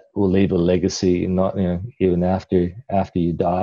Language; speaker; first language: English; non-native, local second language; Cantonese